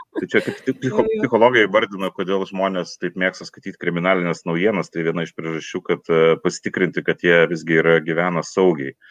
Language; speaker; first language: Lithuanian; native; Lithuanian